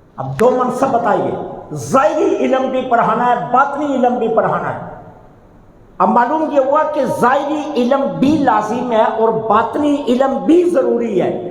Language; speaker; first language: Urdu; non-native, local second language; Punjabi